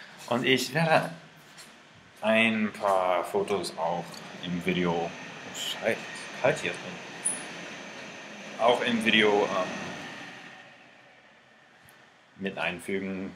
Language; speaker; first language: German; non-native, learner; English